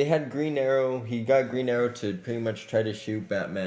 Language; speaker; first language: English; native; English